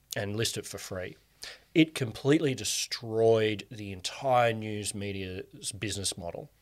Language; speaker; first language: English; native; English